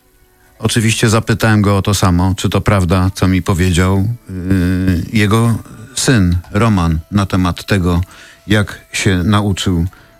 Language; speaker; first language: Polish; native; Polish